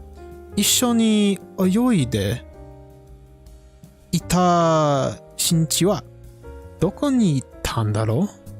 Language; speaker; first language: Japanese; non-native, learner; English